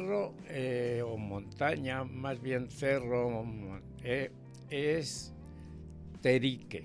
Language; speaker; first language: Spanish; native; Spanish